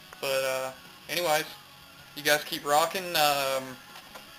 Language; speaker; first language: English; native; English